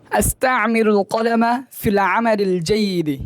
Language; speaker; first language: Arabic; non-native, learner; Bangla